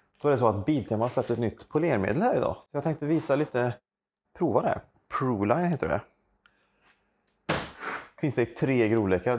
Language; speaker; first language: Swedish; native; Swedish